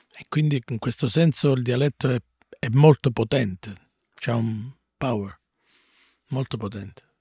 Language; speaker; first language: Italian; native; Italian